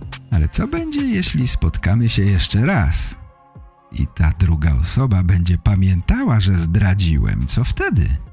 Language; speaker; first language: Polish; native; Polish